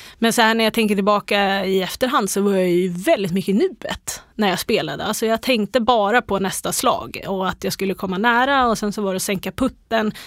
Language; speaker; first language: Swedish; native; Swedish